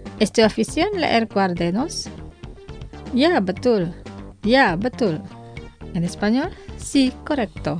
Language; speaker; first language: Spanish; non-native, fluent; Indonesian